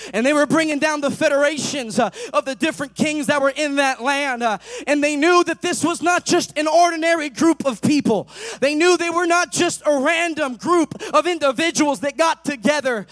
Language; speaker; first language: English; native; English